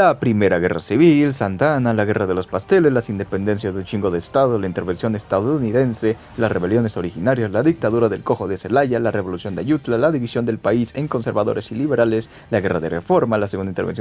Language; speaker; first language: Spanish; native; Spanish